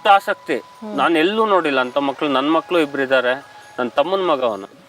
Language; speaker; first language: Kannada; native; Kannada